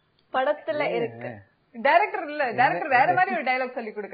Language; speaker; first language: Tamil; native; Tamil